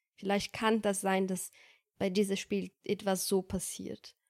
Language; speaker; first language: German; non-native, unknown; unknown